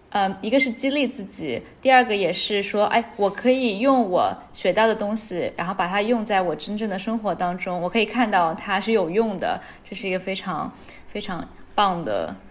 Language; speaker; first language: Chinese; native; Chinese